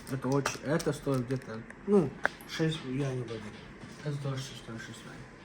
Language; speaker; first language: Russian; non-native, local second language; Uzbek